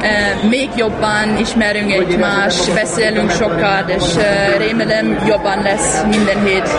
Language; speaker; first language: Hungarian; non-native, learner; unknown